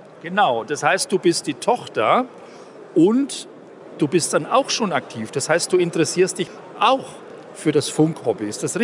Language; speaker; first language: German; native; German